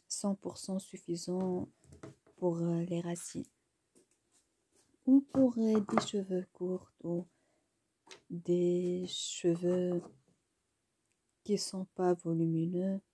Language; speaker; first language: French; non-native, local second language; Arabic